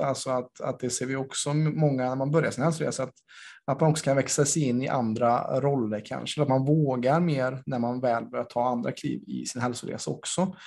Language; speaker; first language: Swedish; native; Swedish